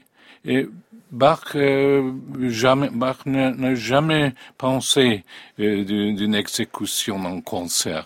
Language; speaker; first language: French; non-native, fluent; Hungarian